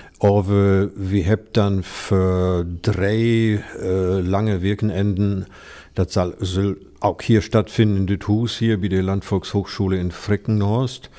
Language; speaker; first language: German; native; German